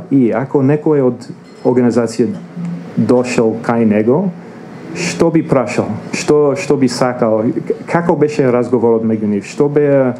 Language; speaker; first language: Macedonian; non-native, fluent; English